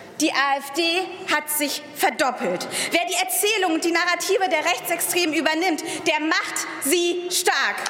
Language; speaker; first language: German; early bilingual, other home language; Persian